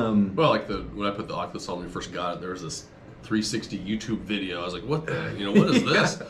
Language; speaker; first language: English; native; English